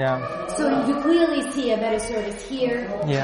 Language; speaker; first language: English; non-native, fluent; Uzbek